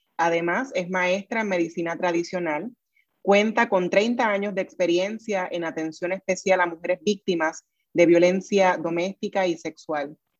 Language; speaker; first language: Spanish; native; Spanish